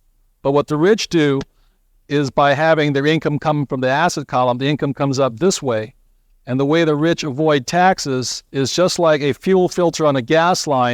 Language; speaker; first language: English; native; English